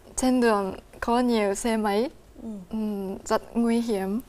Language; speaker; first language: Vietnamese; non-native, fluent; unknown